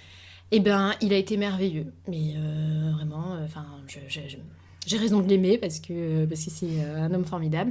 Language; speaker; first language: French; native; French